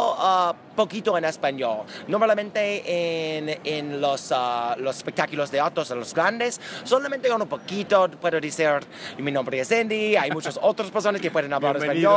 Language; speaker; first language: Spanish; non-native, learner; English